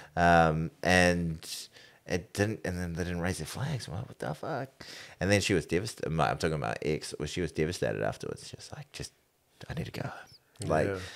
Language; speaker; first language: English; native; English